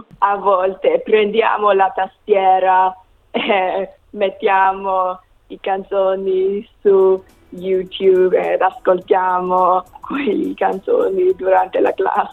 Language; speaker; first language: Italian; non-native, learner; English